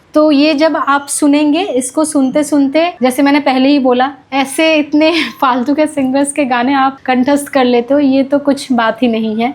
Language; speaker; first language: Hindi; non-native, local second language; Bangla